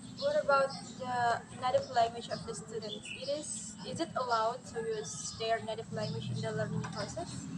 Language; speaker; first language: English; non-native, learner; Indonesian